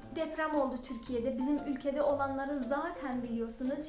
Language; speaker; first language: Turkish; non-native, fluent; Persian